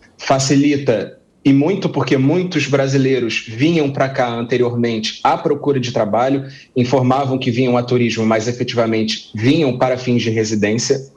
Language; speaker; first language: Portuguese; native; Portuguese